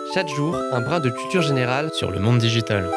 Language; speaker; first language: French; native; French